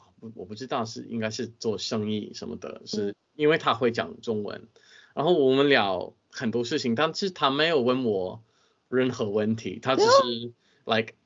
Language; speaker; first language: Chinese; non-native, fluent; English